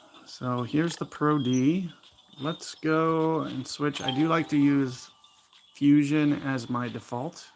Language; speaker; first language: English; native; English